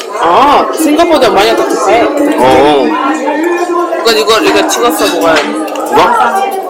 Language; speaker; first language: Korean; non-native, learner; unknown